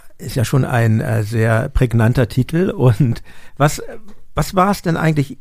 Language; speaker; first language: German; native; German